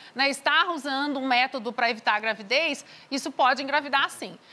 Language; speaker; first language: Portuguese; native; Portuguese